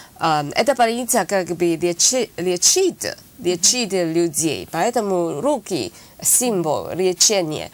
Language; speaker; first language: Russian; non-native, learner; Chinese